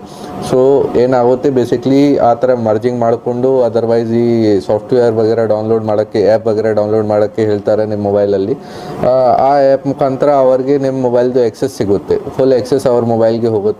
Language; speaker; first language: Kannada; non-native, local second language; Hindi